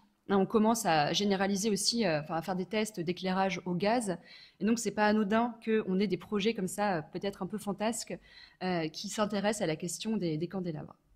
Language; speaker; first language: French; native; French